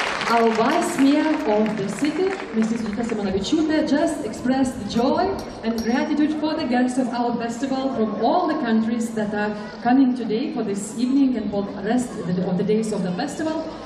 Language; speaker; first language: English; non-native, fluent; Lithuanian